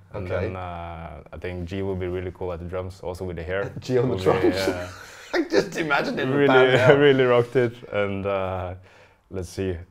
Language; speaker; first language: English; non-native, fluent; Norwegian